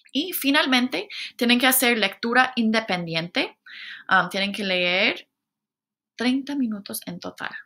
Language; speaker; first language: Spanish; non-native, fluent; English